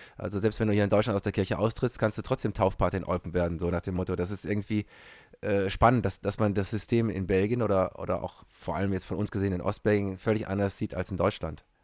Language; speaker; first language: German; native; German